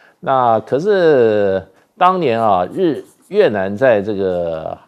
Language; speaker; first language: Chinese; native; Chinese